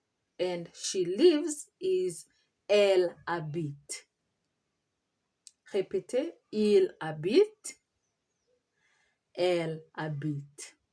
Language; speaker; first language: French; non-native, fluent; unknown